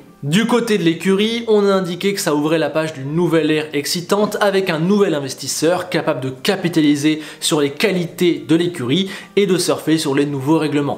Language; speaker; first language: French; native; French